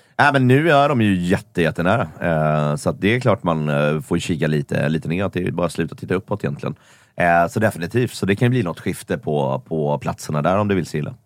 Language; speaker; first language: Swedish; native; Swedish